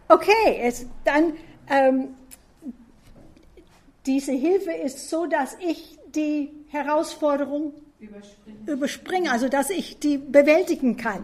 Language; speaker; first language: German; non-native, fluent; English